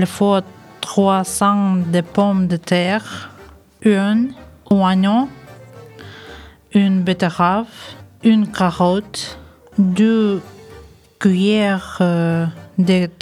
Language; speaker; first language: French; non-native, learner; Ukrainian